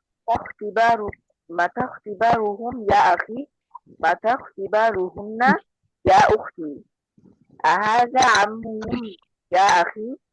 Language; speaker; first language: Arabic; non-native, learner; Bangla